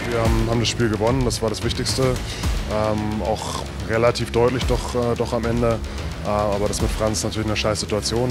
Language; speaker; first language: German; native; German